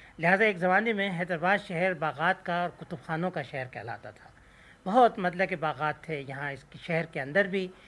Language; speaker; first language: Urdu; non-native, local second language; Sindhi